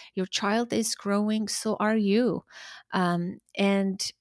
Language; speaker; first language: English; early bilingual, other home language; Armenian